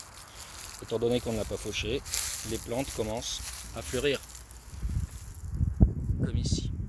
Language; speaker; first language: French; native; French